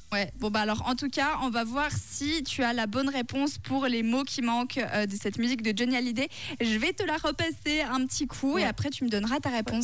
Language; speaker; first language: French; native; French